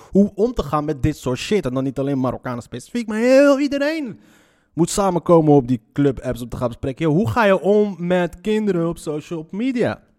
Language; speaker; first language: Dutch; early bilingual, other home language; Arabic